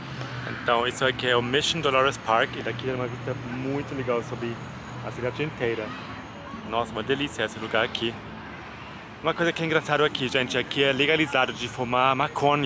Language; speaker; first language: Portuguese; non-native, fluent; German